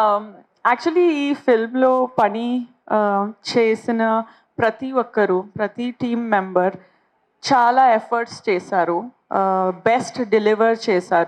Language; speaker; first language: Telugu; non-native, fluent; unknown